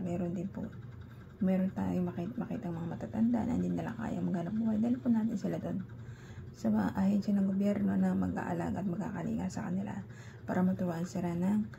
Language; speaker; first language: Filipino; native; Filipino